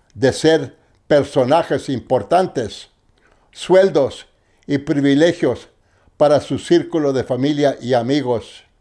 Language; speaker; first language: Spanish; early bilingual, heritage; Spanish